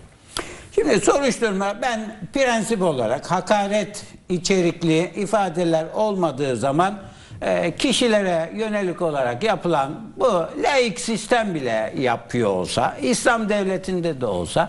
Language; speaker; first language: Turkish; native; Turkish